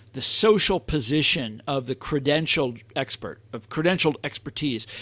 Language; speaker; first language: English; native; English